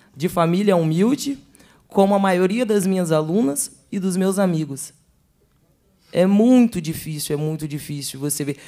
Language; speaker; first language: Portuguese; native; Portuguese